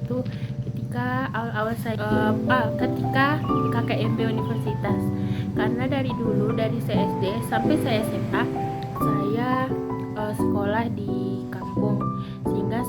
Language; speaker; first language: Indonesian; non-native, local second language; Minangkabau